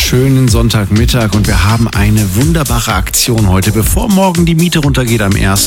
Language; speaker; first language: German; native; German